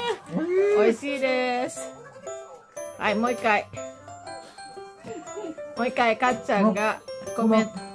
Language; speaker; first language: Japanese; non-native, fluent; Filipino